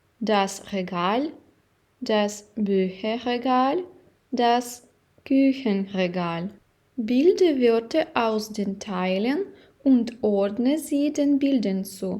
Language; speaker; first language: German; non-native, fluent; Ukrainian